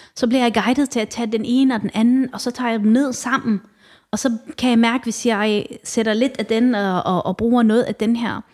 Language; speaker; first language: Danish; early bilingual, other home language; Arabic